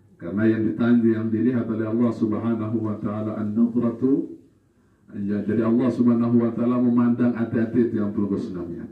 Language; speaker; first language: Malay; non-native, local second language; Sasak